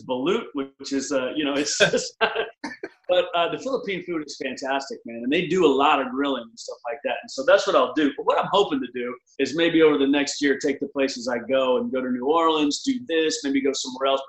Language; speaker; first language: English; native; English